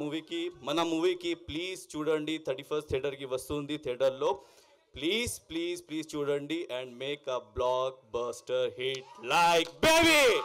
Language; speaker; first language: Telugu; non-native, local second language; Urdu